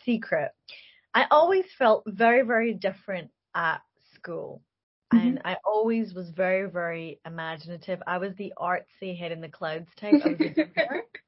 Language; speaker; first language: English; native; English